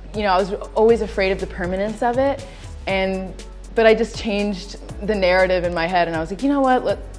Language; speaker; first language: English; native; English